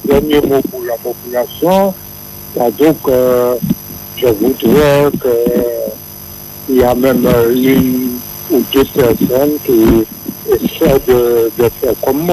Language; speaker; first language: French; non-native, local second language; Guadeloupean Creole French